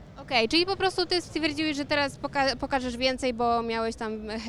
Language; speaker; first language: Polish; native; Polish